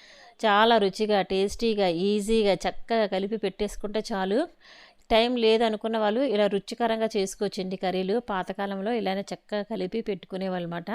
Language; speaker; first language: Telugu; native; Telugu